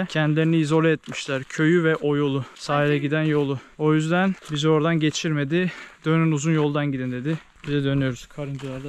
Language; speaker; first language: Turkish; native; Turkish